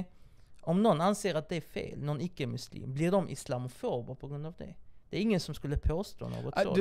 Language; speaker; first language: Swedish; native; Swedish